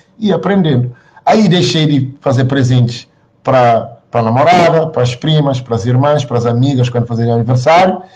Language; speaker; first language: Portuguese; non-native, local second language; Kabuverdianu